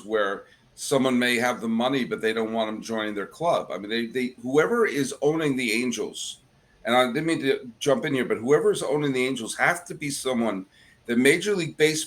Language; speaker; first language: English; native; English